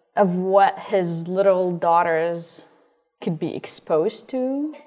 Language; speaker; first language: English; non-native, fluent; Arabic